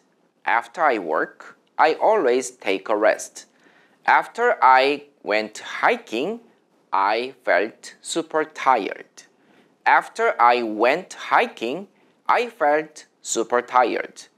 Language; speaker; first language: English; non-native, fluent; Korean